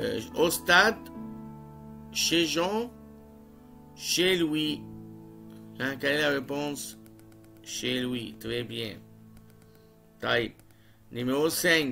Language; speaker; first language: French; non-native, fluent; Arabic